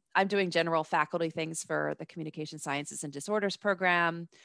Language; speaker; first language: English; native; English